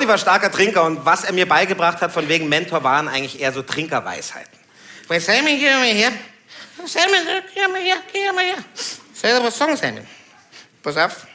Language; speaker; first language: German; native; German